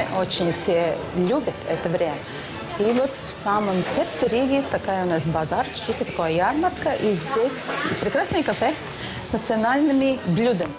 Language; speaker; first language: Russian; non-native, local second language; Latvian